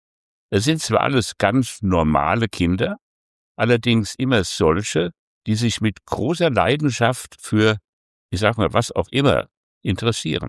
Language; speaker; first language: German; native; German